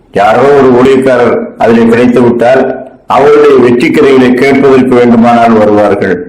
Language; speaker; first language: Tamil; native; Tamil